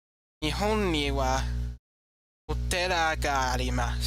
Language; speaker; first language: Japanese; non-native, learner; English